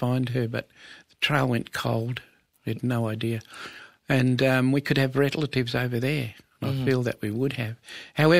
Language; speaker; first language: English; native; English